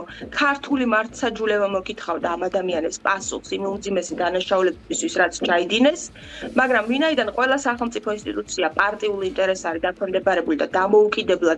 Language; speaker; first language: Georgian; native; Georgian